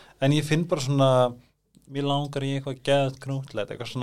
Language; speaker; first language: Icelandic; native; Icelandic